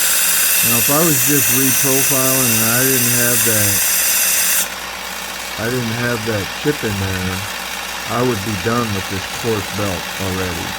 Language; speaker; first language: English; native; English